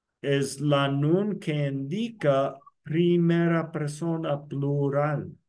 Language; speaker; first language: Spanish; non-native, fluent; English